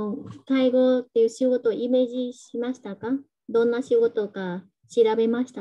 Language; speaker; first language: Japanese; non-native, fluent; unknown